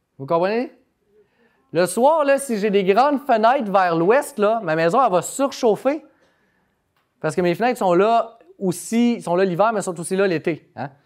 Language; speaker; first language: French; native; French